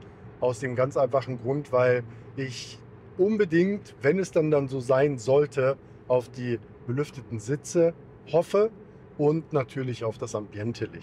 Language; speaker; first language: German; native; German